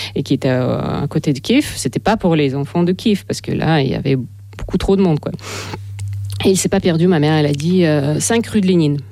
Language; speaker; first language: French; non-native, fluent; Russian